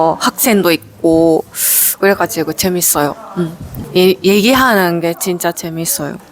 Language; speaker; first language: Korean; non-native, learner; Japanese